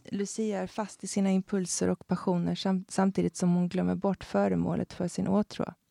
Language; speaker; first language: Swedish; native; Swedish